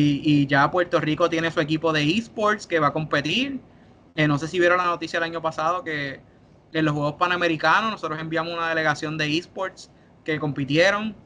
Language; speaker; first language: Spanish; native; Spanish